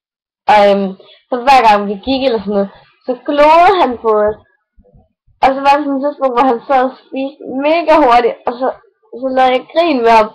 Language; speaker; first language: Danish; native; Danish